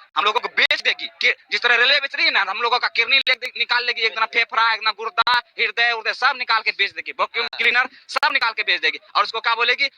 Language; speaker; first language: Hindi; native; Hindi